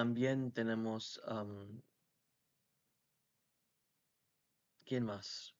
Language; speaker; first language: Spanish; non-native, learner; English